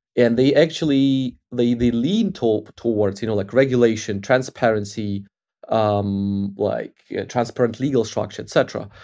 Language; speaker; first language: English; non-native, fluent; Ukrainian